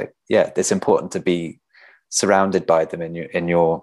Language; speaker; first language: English; native; English